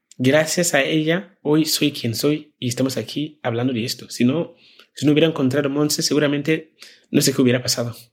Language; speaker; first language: Spanish; non-native, fluent; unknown